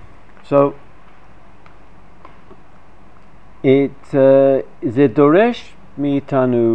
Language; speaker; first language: Hebrew; non-native, fluent; English